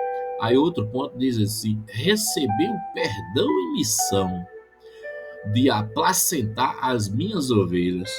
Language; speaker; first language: Portuguese; native; Portuguese